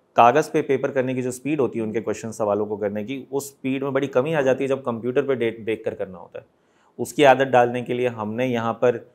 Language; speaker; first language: Hindi; native; Hindi